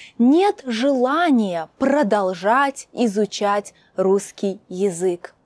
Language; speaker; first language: Russian; native; Russian